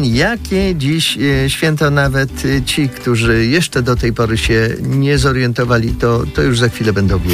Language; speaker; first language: Polish; native; Polish